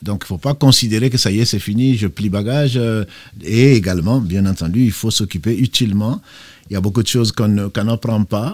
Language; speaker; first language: French; native; French